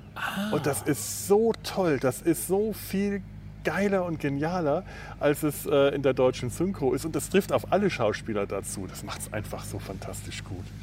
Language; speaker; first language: German; native; German